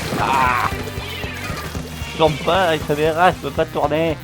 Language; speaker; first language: French; native; French